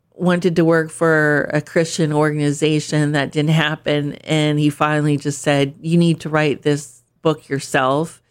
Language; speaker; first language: English; native; English